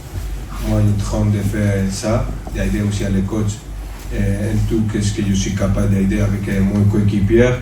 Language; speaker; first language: French; non-native, fluent; Spanish